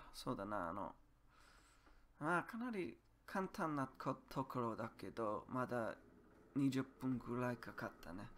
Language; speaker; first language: Japanese; non-native, learner; English